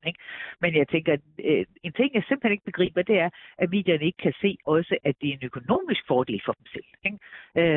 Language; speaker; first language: Danish; native; Danish